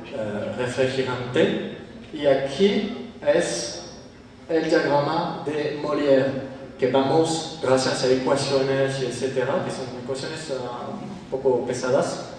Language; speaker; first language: Spanish; non-native, fluent; French